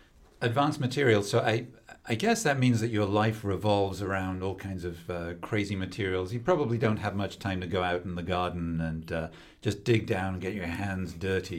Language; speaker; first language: English; native; English